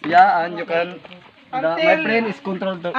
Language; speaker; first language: English; non-native, learner; Cebuano